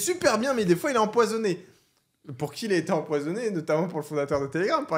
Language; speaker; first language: French; native; French